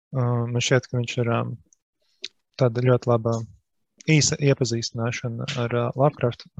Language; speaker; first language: Latvian; native; Latvian